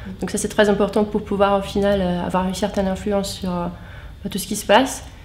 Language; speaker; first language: French; non-native, fluent; Polish